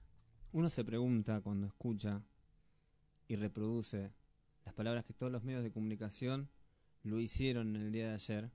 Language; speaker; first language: Spanish; native; Spanish